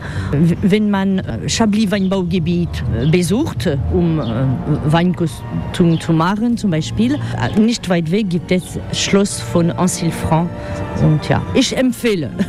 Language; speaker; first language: German; non-native, learner; French